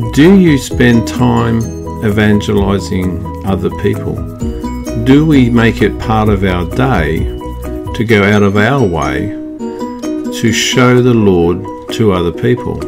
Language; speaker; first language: English; native; English